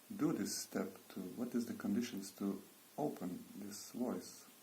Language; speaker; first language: English; non-native, learner; Lithuanian